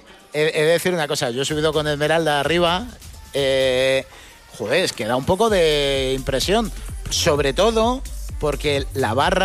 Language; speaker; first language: Spanish; native; Spanish